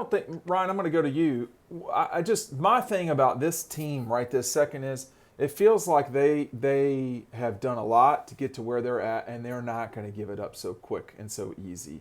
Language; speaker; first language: English; native; English